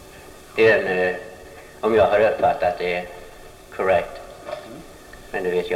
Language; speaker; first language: Swedish; early bilingual, heritage; Swedish